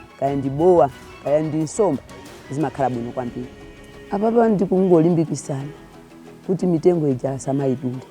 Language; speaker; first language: Nyanja; non-native, local second language; Tumbuka